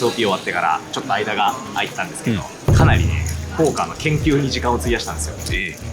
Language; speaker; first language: Japanese; native; Japanese